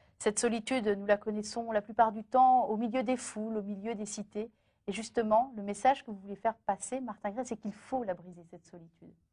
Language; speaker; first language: French; native; French